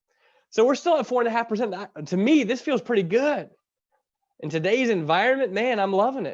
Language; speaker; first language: English; native; English